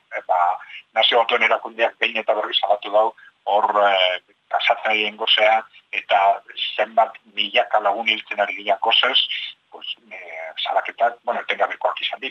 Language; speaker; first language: Basque; native; Basque